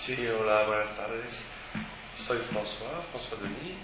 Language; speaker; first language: Spanish; non-native, fluent; French